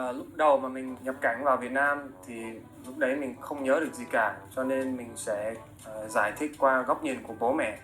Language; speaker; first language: Vietnamese; early bilingual, other home language; English